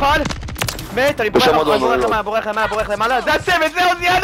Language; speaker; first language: Hebrew; native; Hebrew